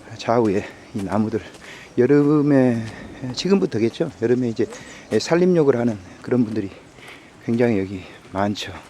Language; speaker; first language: Korean; native; Korean